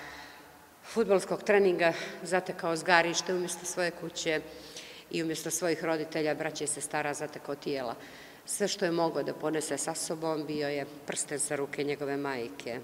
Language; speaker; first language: Serbian; native; Serbian